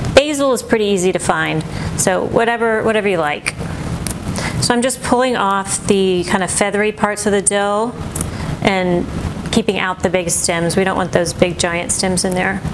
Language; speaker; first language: English; native; English